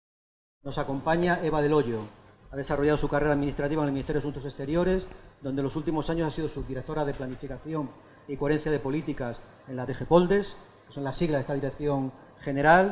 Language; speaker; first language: Spanish; native; Spanish